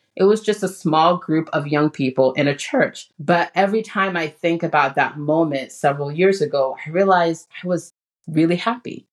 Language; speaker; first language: English; early bilingual, other home language; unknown